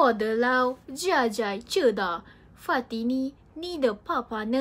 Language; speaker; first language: Chinese; non-native, learner; Malay